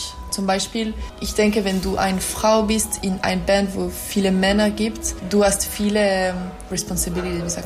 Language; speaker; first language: German; non-native, fluent; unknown